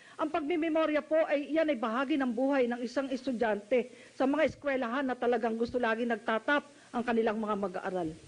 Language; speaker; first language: Filipino; native; Filipino